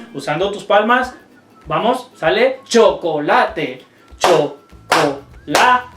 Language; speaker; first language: Spanish; native; Spanish